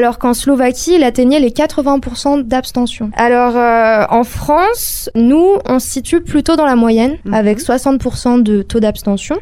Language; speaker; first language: French; native; French